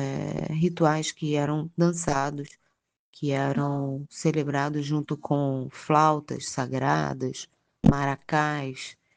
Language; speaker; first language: Portuguese; native; Portuguese